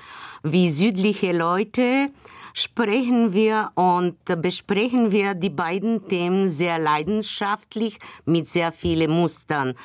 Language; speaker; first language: German; non-native, fluent; Bulgarian